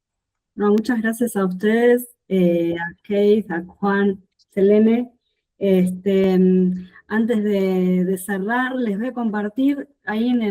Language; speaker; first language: Spanish; native; Spanish